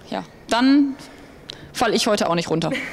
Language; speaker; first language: German; native; German